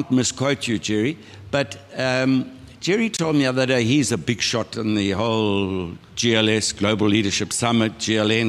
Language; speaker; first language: English; native; English